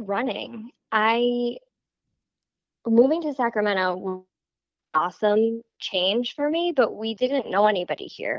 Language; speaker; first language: English; native; English